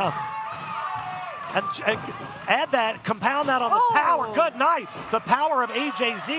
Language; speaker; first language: English; native; English